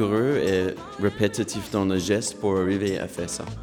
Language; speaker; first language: French; non-native, fluent; English